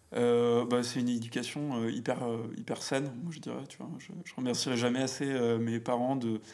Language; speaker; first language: French; native; French